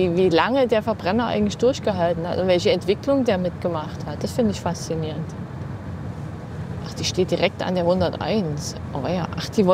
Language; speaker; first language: German; native; German